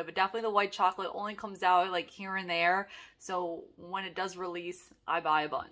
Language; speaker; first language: English; native; English